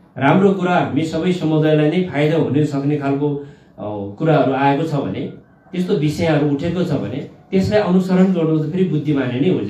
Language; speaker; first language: Nepali; non-native, local second language; Gurung